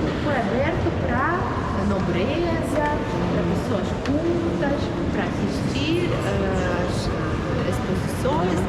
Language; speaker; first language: Portuguese; non-native, fluent; Russian